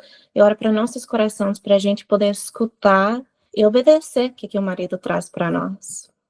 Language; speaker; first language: Portuguese; non-native, fluent; English